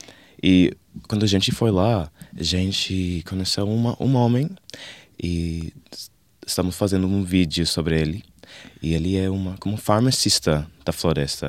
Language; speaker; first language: Portuguese; non-native, learner; English